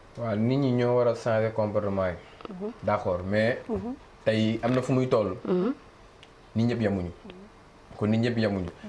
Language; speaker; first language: Wolof; native; Wolof